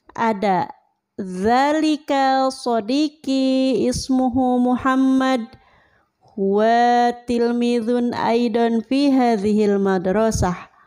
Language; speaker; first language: Arabic; non-native, fluent; Indonesian